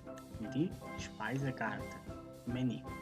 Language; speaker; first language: German; non-native, fluent; Macedonian